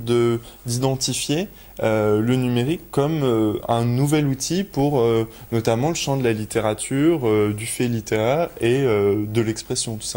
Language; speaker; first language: French; native; French